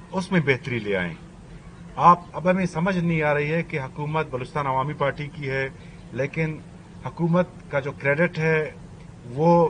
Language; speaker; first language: Urdu; non-native, local second language; Baluchi